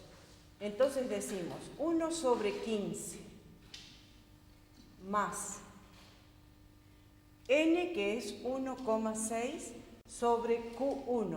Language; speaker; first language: Spanish; native; Spanish